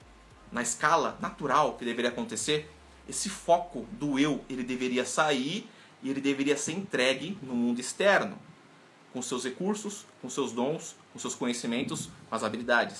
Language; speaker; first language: Portuguese; native; Portuguese